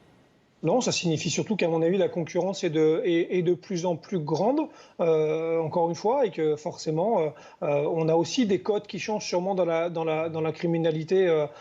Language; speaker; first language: French; native; French